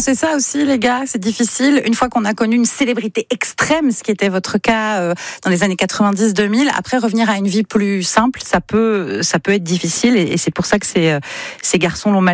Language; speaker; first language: French; native; French